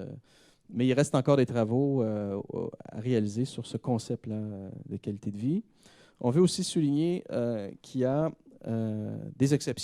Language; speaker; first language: French; native; French